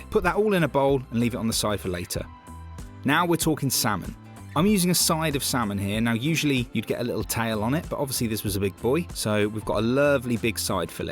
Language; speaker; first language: English; native; English